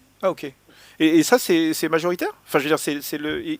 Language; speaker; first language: French; native; French